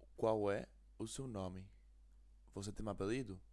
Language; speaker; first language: Portuguese; non-native, learner; Spanish